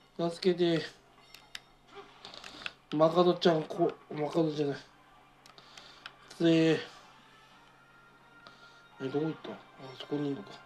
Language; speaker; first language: Japanese; native; Japanese